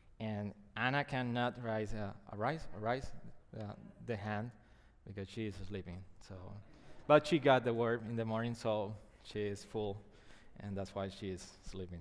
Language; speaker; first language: English; non-native, fluent; Spanish